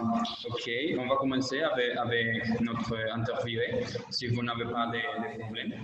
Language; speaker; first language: French; non-native, learner; Spanish